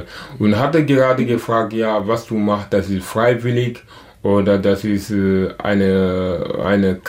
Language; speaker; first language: German; non-native, learner; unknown